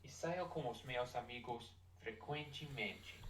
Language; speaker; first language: Portuguese; non-native, learner; English